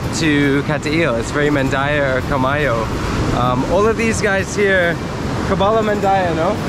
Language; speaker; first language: English; native; English